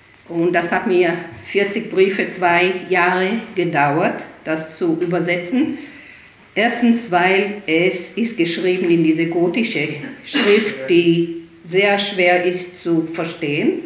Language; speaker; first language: German; early bilingual, heritage; German